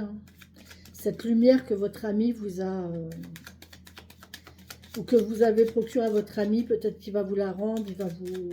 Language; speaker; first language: French; native; French